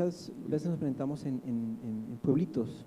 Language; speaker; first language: Spanish; native; Spanish